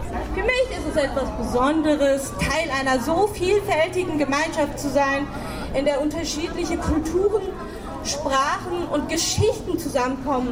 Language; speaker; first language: German; early bilingual, other home language; Turkish